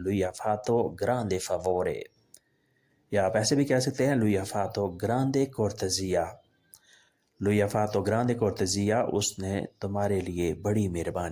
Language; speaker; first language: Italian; non-native, learner; Urdu